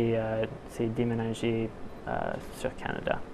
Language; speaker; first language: French; non-native, local second language; English